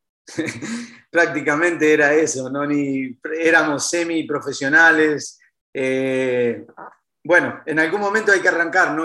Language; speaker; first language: Spanish; native; Spanish